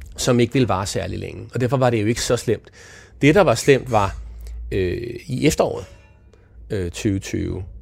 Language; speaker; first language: Danish; native; Danish